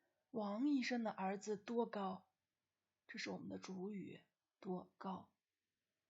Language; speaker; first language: Chinese; non-native, fluent; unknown